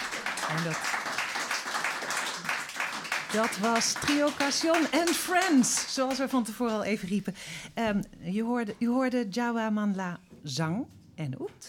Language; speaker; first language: Dutch; native; Dutch